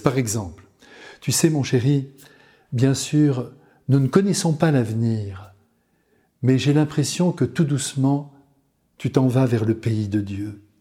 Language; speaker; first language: French; native; French